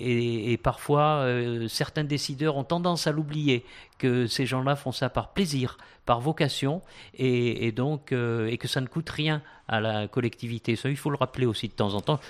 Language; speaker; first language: French; native; French